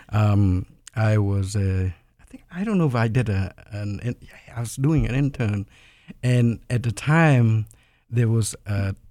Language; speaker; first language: English; non-native, fluent; Khmer